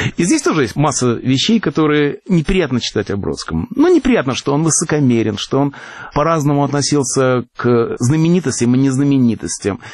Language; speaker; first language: Russian; native; Russian